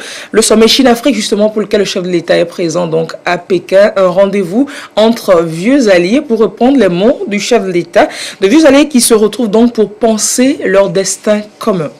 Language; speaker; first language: French; native; French